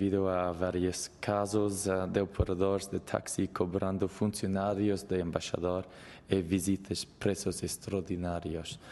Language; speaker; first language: Portuguese; non-native, learner; English